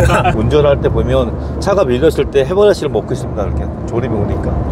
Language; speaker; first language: Korean; native; Korean